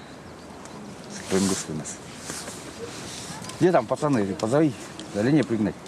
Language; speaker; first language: Russian; native; Russian